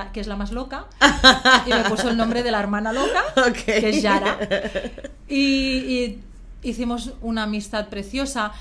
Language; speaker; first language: Spanish; native; Spanish